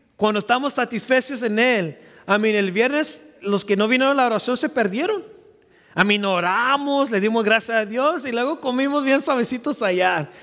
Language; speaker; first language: Spanish; early bilingual, heritage; Spanish